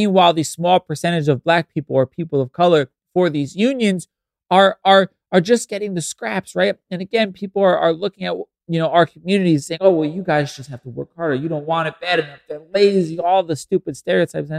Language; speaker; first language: English; native; English